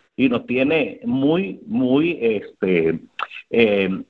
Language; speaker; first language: Spanish; native; Spanish